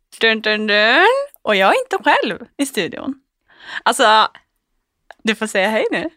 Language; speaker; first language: Swedish; native; Swedish